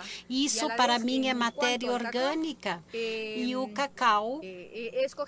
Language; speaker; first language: Portuguese; early bilingual, heritage; Spanish